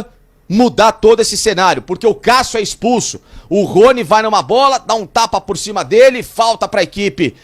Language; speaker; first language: Portuguese; native; Portuguese